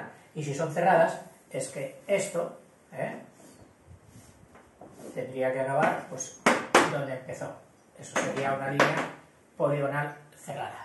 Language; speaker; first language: Spanish; native; Spanish